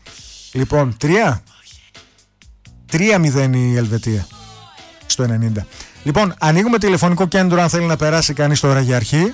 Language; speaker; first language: Greek; native; Greek